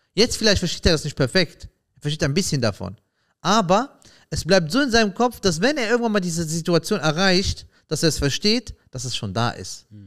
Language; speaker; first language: German; early bilingual, other home language; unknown